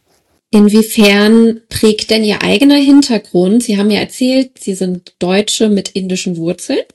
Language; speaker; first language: German; native; German